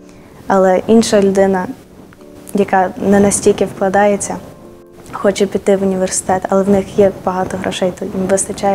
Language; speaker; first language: Ukrainian; early bilingual, heritage; Ukrainian